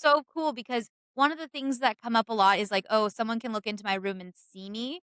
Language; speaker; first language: English; native; English